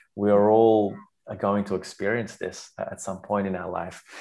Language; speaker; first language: English; non-native, local second language; Sinhala